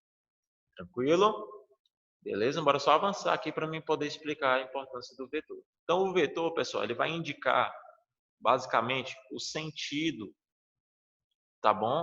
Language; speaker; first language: Portuguese; native; Portuguese